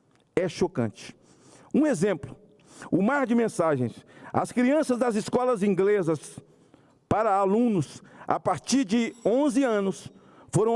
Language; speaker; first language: Portuguese; native; Portuguese